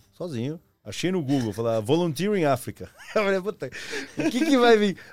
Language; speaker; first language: Portuguese; early bilingual, other home language; Spanish